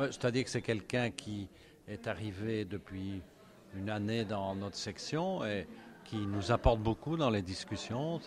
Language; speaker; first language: French; native; French